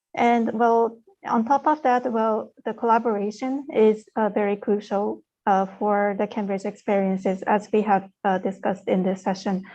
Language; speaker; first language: English; non-native, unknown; Japanese